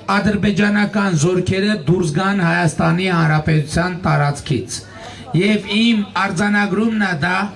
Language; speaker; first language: Armenian; native; Armenian